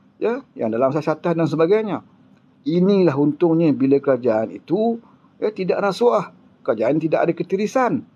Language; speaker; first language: Malay; native; Malay